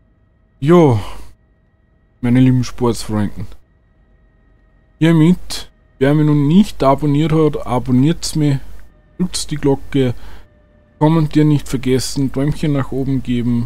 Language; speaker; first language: German; native; German